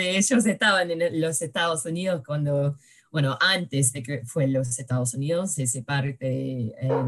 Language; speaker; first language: Spanish; early bilingual, heritage; English